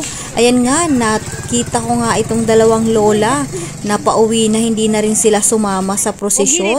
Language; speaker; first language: Filipino; native; Filipino